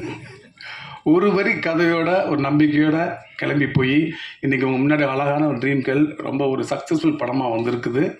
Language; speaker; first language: Tamil; native; Tamil